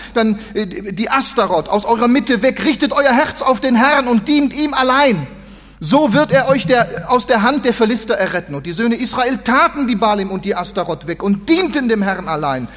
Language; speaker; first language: German; native; German